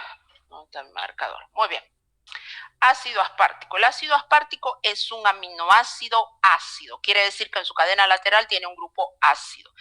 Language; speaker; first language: Spanish; native; Spanish